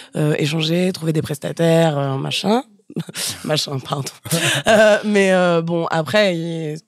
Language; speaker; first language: French; native; French